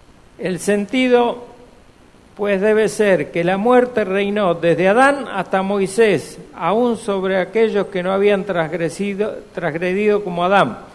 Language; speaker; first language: Spanish; native; Spanish